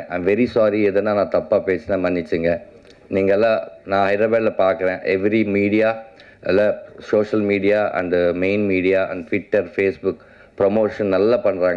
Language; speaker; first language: Tamil; non-native, learner; Telugu